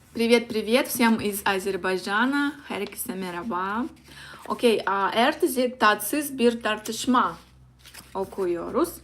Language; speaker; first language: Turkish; non-native, learner; Russian